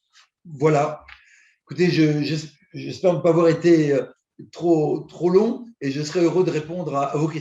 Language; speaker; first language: French; native; French